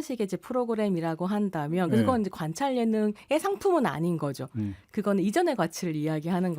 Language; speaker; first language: Korean; native; Korean